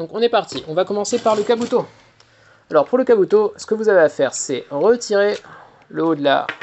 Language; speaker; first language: French; native; French